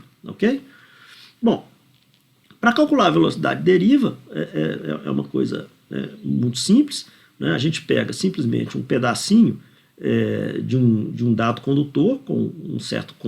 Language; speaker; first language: Portuguese; native; Portuguese